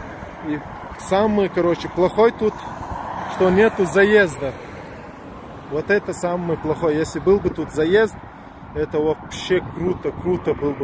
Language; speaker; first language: Russian; non-native, local second language; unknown